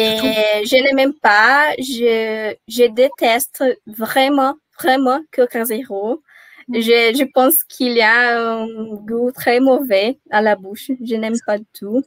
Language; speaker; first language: French; non-native, learner; Portuguese